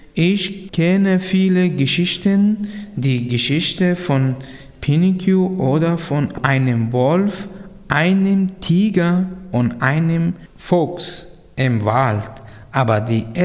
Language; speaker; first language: German; non-native, learner; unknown